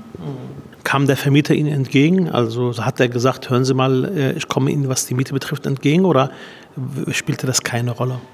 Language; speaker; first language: German; early bilingual, other home language; Arabic